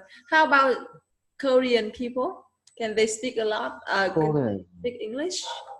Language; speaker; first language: English; non-native, learner; Vietnamese